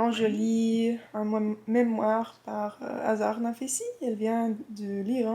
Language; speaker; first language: French; non-native, fluent; English